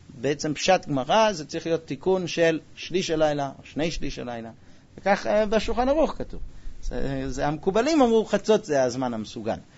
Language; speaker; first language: Hebrew; non-native, fluent; English